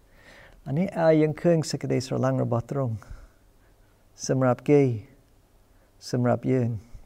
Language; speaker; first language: Khmer; non-native, fluent; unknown